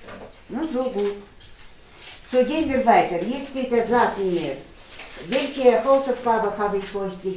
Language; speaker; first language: German; non-native, fluent; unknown